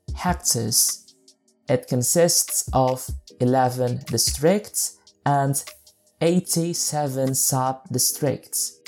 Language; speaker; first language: English; non-native, fluent; Indonesian